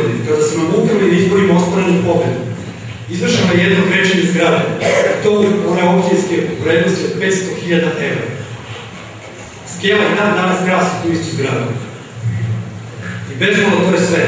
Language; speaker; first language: Serbian; native; Serbian